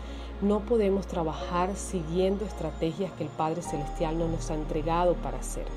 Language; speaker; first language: Spanish; native; Spanish